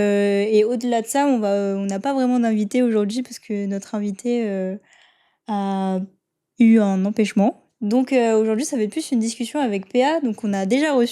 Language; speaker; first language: French; native; French